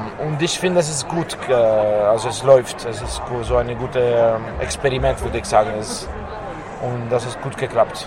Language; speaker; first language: German; non-native, fluent; Italian